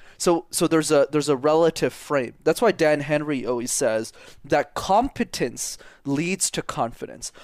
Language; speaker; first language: English; native; English